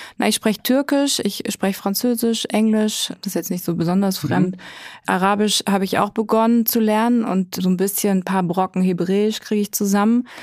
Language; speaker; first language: German; native; German